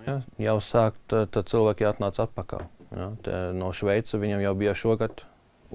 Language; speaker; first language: Latvian; non-native, learner; German